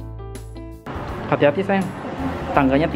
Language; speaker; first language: Indonesian; native; Indonesian